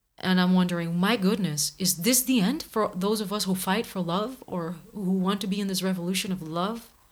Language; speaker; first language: English; non-native, fluent; Portuguese